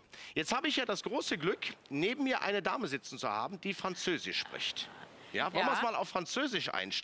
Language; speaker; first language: German; native; German